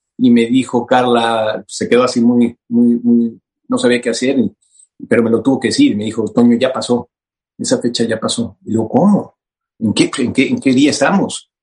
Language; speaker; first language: Spanish; native; Spanish